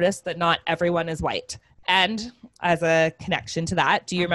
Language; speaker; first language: English; native; English